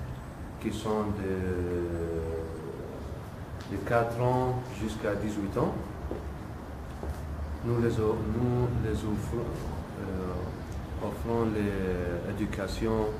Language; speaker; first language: French; non-native, local second language; Arabic